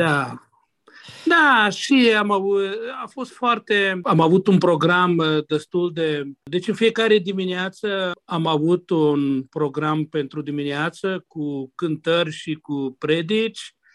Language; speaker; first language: Romanian; non-native, local second language; Hungarian